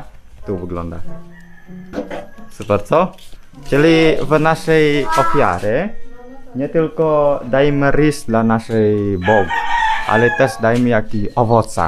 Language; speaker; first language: Polish; non-native, learner; Balinese